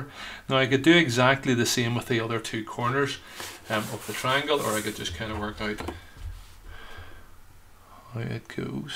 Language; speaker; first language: English; native; English